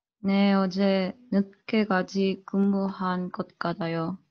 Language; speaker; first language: Korean; non-native, learner; Spanish